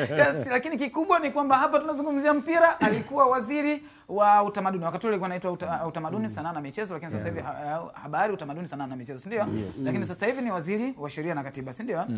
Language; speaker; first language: Swahili; native; Swahili